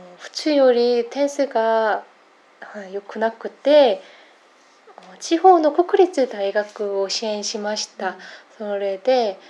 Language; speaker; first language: Japanese; non-native, fluent; Korean